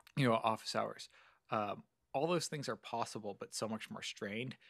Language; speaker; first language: English; native; English